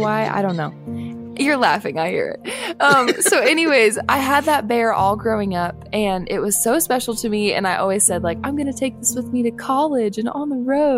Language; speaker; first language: English; native; English